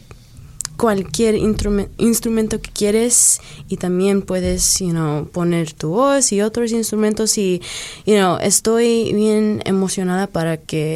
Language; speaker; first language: Spanish; early bilingual, heritage; English